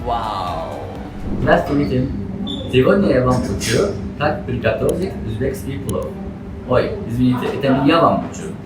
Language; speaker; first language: Russian; non-native, learner; Azerbaijani